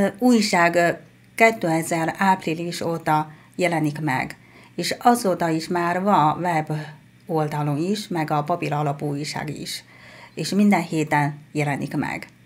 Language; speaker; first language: Hungarian; non-native, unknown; Chinese